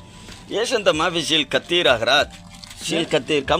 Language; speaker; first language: Arabic; non-native, learner; Tamil